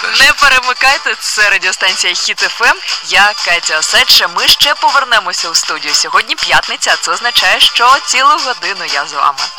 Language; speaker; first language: Ukrainian; native; Ukrainian